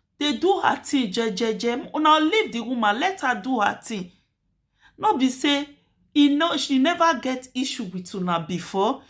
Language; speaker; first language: Nigerian Pidgin; native; Nigerian Pidgin